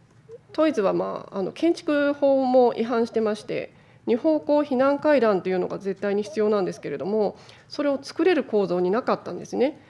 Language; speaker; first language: Japanese; native; Japanese